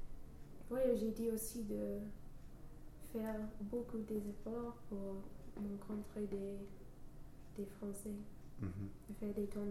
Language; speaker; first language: French; non-native, fluent; English